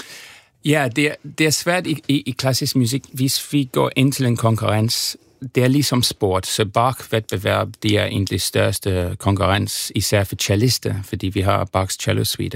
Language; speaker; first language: Danish; non-native, fluent; German